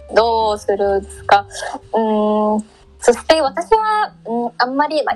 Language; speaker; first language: Japanese; non-native, learner; Arabic